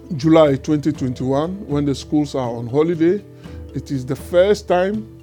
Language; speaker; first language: English; non-native, local second language; Ewe